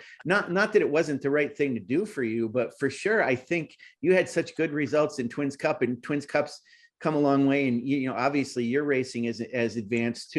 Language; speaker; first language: English; native; English